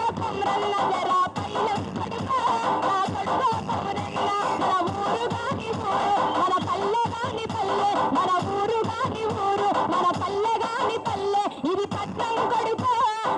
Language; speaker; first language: Telugu; native; Telugu